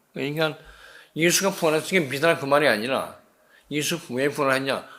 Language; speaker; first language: Korean; native; Korean